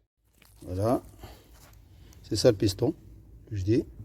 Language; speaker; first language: French; non-native, fluent; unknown